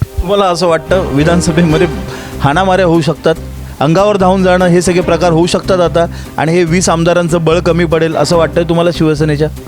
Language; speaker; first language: Marathi; native; Marathi